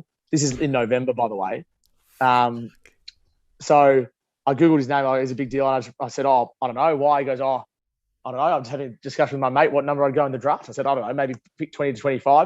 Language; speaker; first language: English; native; English